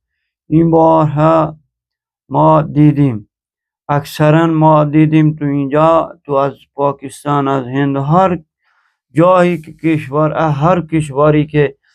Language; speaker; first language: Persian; non-native, fluent; Urdu